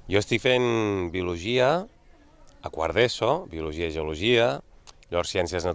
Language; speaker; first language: Catalan; native; Catalan